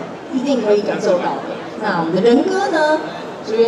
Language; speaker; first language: Chinese; native; Chinese